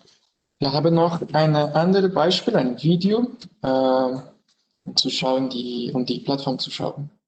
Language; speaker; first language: German; non-native, learner; French